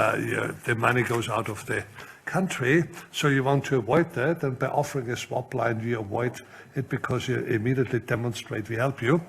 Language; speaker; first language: English; non-native, fluent; German